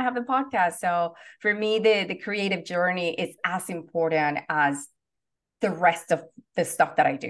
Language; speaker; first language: English; non-native, fluent; Spanish